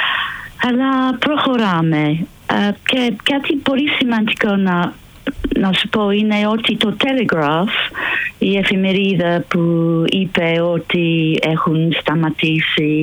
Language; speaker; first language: Greek; non-native, fluent; English